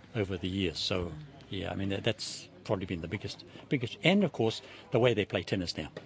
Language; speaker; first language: English; native; English